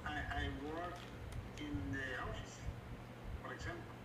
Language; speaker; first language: English; non-native, learner; Spanish